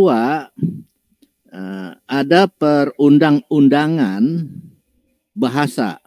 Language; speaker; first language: Indonesian; native; Indonesian